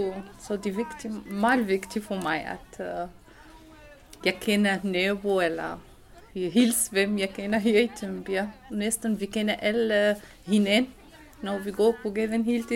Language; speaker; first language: Danish; non-native, learner; Arabic